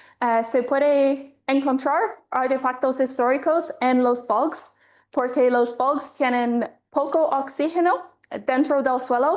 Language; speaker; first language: Spanish; non-native, fluent; English